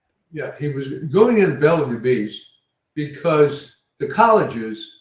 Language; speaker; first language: English; native; English